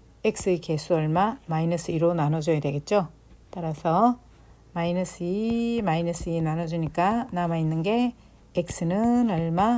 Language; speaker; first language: Korean; native; Korean